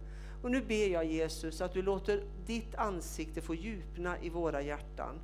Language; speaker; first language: Swedish; native; Swedish